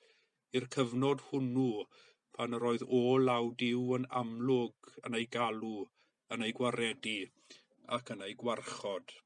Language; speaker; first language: Welsh; native; Welsh